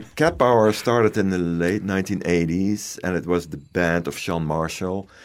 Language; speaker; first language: English; non-native, fluent; Dutch